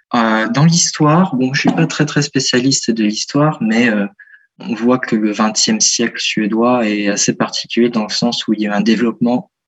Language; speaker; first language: French; native; French